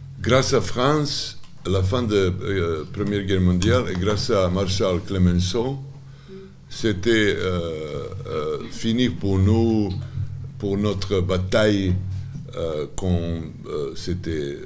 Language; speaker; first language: French; non-native, learner; Serbian